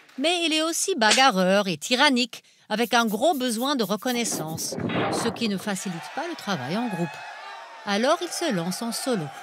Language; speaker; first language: French; non-native, fluent; German